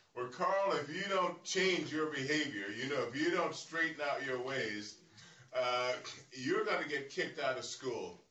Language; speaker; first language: English; native; English